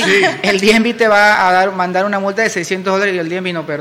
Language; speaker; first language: Spanish; native; Spanish